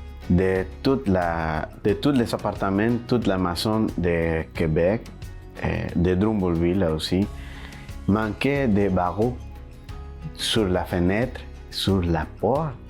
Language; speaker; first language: French; non-native, learner; Spanish